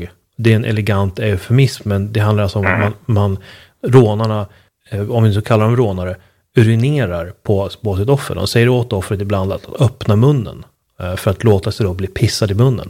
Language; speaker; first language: Swedish; native; Swedish